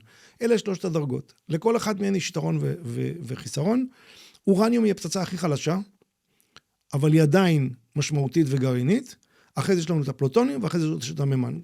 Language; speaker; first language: Hebrew; native; Hebrew